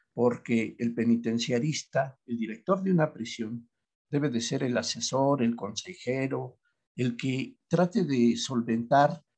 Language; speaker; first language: Spanish; native; Spanish